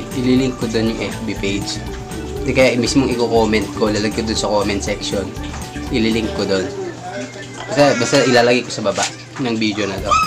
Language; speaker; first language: Filipino; non-native, local second language; Iloko